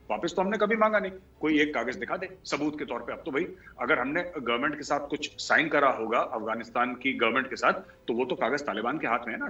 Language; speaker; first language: Hindi; native; Hindi